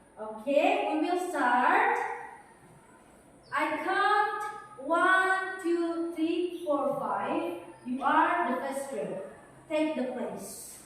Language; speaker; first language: English; non-native, learner; Indonesian